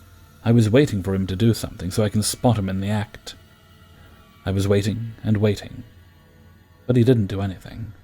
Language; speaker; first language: English; native; English